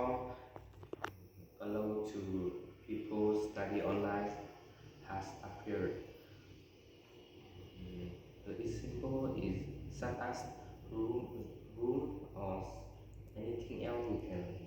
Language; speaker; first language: English; non-native, learner; Vietnamese